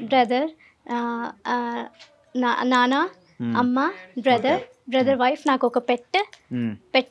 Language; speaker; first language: Telugu; non-native, learner; Malayalam